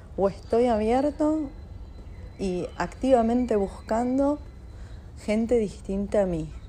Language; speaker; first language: Spanish; native; Spanish